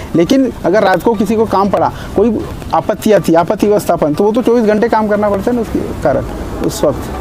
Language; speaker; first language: Hindi; non-native, local second language; Marathi